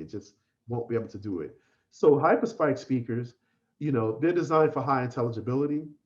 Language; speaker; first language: English; native; English